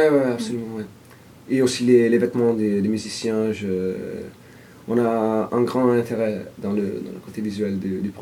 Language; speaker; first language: French; non-native, fluent; Italian